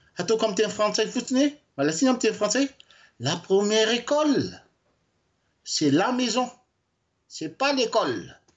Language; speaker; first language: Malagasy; non-native, local second language; French